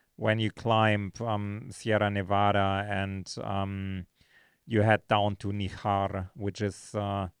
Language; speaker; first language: English; non-native, fluent; German